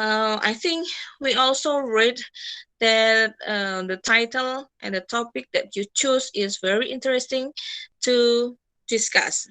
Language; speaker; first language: English; non-native, fluent; Indonesian